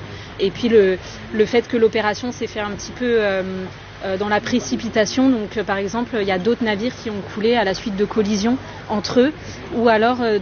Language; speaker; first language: French; native; French